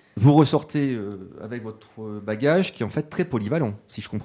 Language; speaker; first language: French; native; French